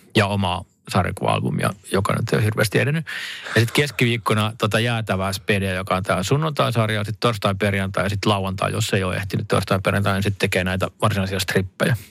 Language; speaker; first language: Finnish; native; Finnish